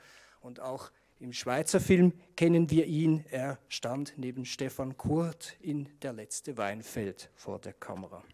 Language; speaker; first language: German; native; German